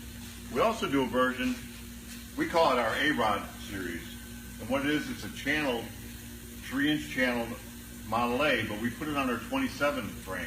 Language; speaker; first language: English; native; English